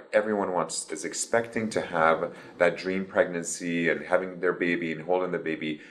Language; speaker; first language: English; early bilingual, other home language; Persian